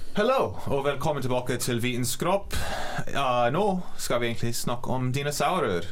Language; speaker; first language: Norwegian; non-native, learner; English